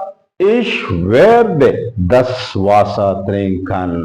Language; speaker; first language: German; non-native, fluent; Urdu